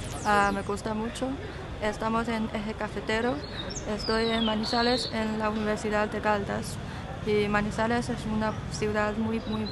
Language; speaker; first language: Spanish; non-native, learner; Chinese